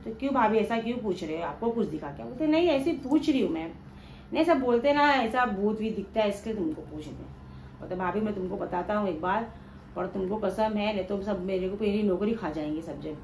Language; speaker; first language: Hindi; non-native, local second language; Marathi